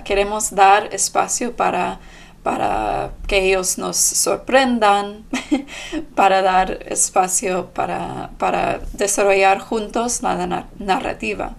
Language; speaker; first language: Spanish; non-native, fluent; English